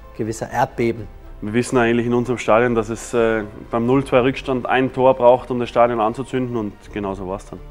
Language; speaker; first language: German; native; German